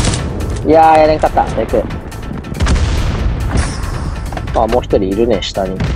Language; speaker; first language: Japanese; native; Japanese